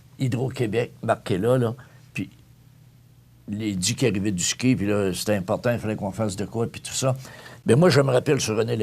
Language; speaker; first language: French; native; French